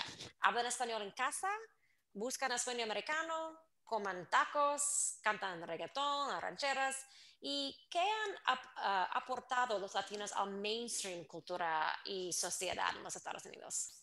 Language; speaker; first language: Spanish; non-native, fluent; English